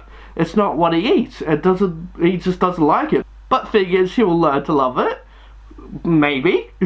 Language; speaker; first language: English; native; English